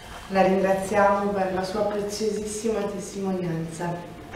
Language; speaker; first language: Italian; native; Italian